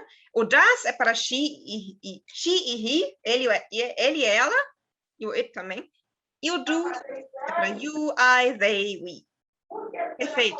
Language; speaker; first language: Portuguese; non-native, fluent; German